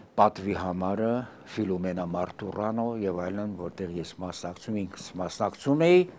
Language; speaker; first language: Armenian; early bilingual, heritage; Armenian